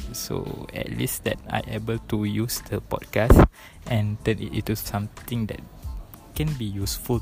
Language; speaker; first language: English; non-native, local second language; Malay